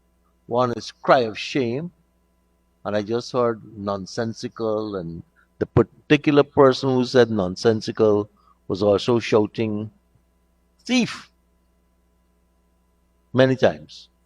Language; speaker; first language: English; native; English